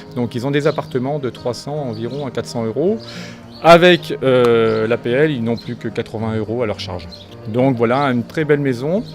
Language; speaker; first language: French; native; French